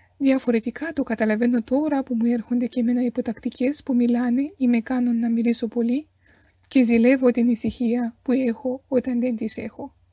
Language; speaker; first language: Greek; non-native, fluent; Romanian